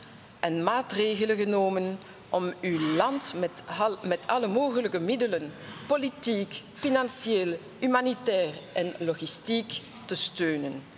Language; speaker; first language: Dutch; non-native, local second language; French